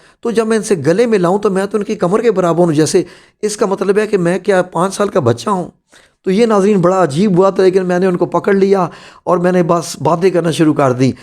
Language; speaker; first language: Urdu; non-native, local second language; Punjabi